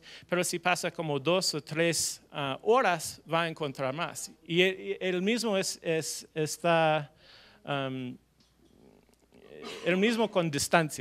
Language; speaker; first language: Spanish; non-native, fluent; English